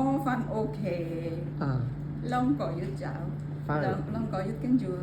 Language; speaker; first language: Cantonese; non-native, learner; Indonesian